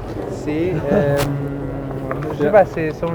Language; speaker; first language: French; non-native, learner; Italian